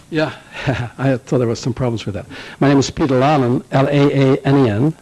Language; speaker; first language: English; non-native, fluent; Dutch